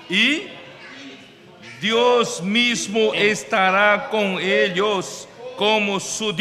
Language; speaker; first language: Spanish; non-native, fluent; Portuguese